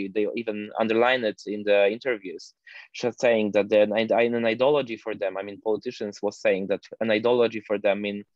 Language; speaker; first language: English; non-native, fluent; Polish